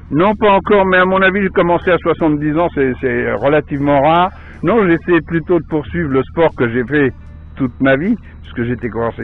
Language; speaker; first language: French; native; French